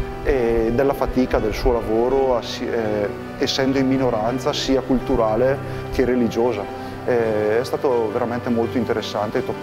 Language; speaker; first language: Italian; native; Italian